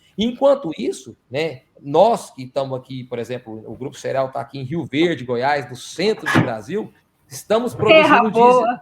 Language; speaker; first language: Portuguese; native; Portuguese